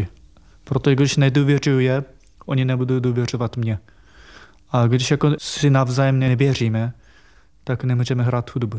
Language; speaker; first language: Czech; non-native, fluent; Japanese